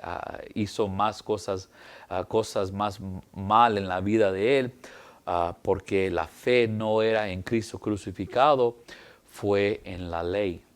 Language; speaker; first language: Spanish; early bilingual, heritage; English